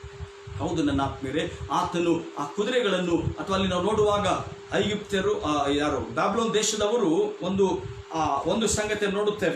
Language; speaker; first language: Kannada; native; Kannada